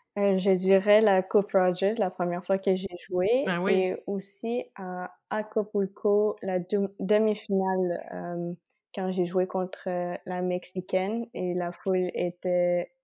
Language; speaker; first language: French; non-native, local second language; Spanish